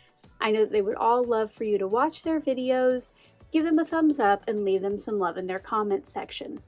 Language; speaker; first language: English; native; English